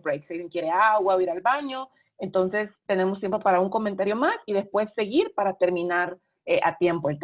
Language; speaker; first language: Spanish; native; Spanish